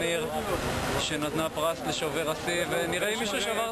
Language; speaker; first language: Hebrew; native; Hebrew